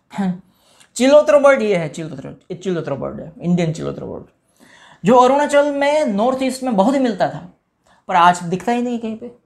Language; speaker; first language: Hindi; non-native, local second language; Gujarati